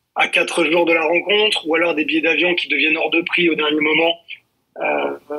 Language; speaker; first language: French; native; French